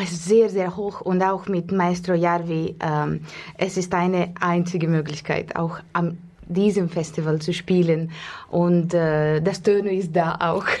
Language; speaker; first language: German; non-native, fluent; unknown